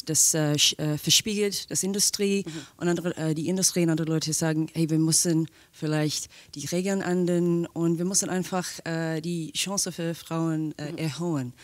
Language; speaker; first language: German; non-native, fluent; English